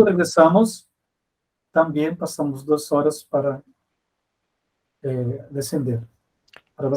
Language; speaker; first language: Spanish; non-native, fluent; Portuguese